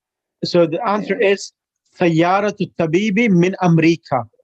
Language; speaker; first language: Arabic; non-native, fluent; English